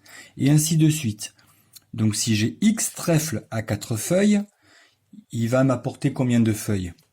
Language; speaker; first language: French; native; French